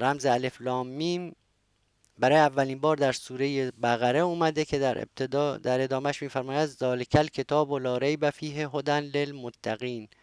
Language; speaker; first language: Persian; native; Persian